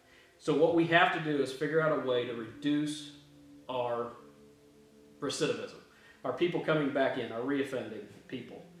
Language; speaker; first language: English; native; English